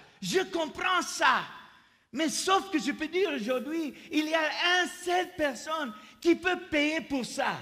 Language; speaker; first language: French; non-native, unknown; English